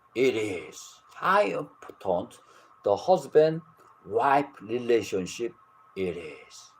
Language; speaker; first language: English; non-native, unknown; Korean